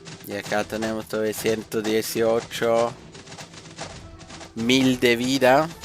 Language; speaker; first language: Spanish; non-native, fluent; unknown